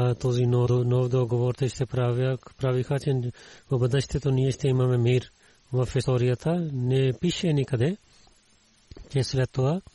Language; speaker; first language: Bulgarian; non-native, learner; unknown